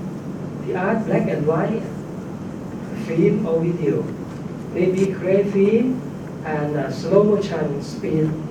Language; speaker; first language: English; non-native, learner; Thai